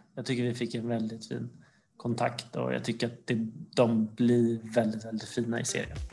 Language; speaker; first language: Swedish; early bilingual, other home language; Georgian